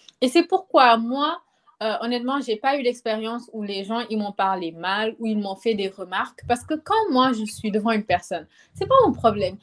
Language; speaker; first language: French; non-native, local second language; Wolof